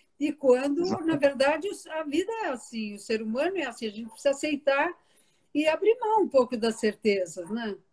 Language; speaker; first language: Portuguese; early bilingual, other home language; Italian